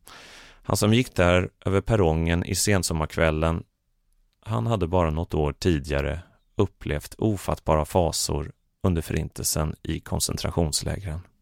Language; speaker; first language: Swedish; native; Swedish